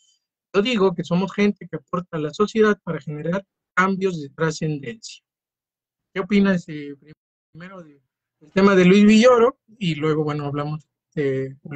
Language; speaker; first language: Spanish; native; Spanish